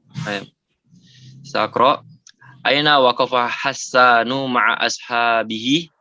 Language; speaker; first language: Arabic; non-native, learner; Indonesian